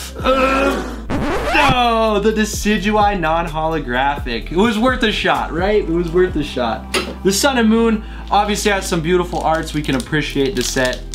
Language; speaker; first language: English; native; English